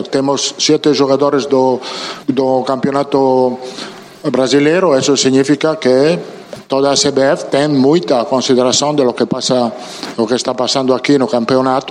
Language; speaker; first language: Spanish; non-native, fluent; Italian